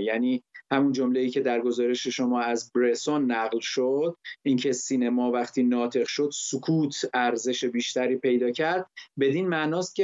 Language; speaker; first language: Persian; native; Persian